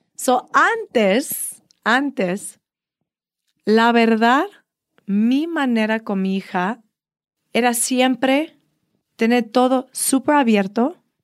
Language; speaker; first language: Spanish; early bilingual, heritage; Spanish